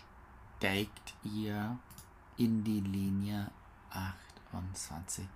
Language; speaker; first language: German; non-native, learner; English